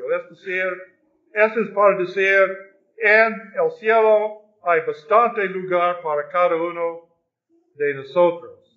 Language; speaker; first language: Spanish; non-native, fluent; English